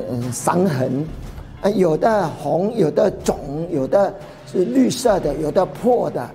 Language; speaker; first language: Chinese; native; Chinese